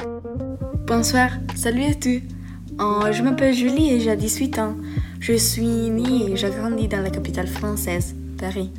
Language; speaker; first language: French; non-native, learner; Italian